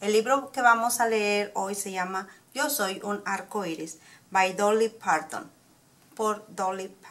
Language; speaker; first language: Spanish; early bilingual, heritage; Spanish